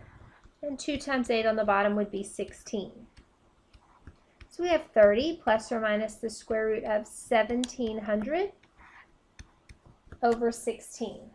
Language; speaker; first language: English; native; English